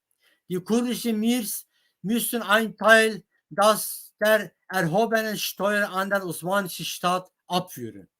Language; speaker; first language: German; non-native, fluent; Kurdish